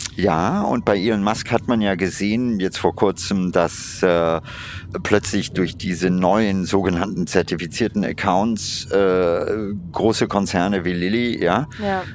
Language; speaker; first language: German; non-native, fluent; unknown